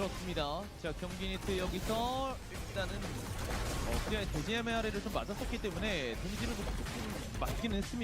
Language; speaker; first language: Korean; native; Korean